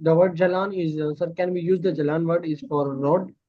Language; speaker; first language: English; non-native, learner; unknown